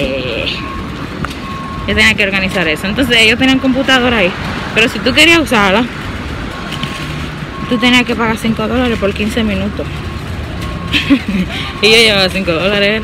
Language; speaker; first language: Spanish; native; Spanish